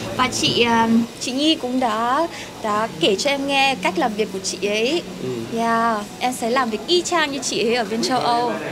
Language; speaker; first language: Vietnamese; early bilingual, heritage; Vietnamese